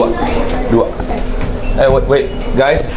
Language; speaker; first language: English; non-native, fluent; Indonesian